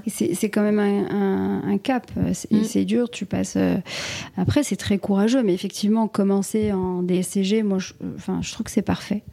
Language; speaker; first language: French; non-native, local second language; Arabic